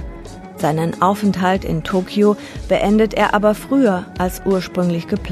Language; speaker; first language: German; native; German